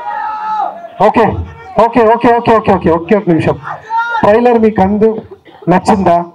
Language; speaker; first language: Telugu; non-native, learner; Kannada